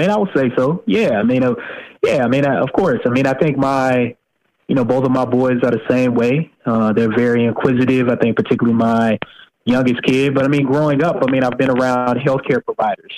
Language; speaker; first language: English; native; English